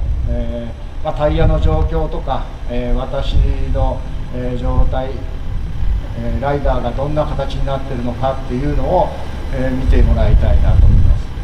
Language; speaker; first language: Japanese; native; Japanese